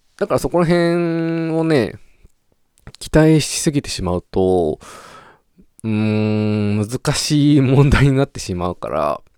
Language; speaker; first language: Japanese; native; Japanese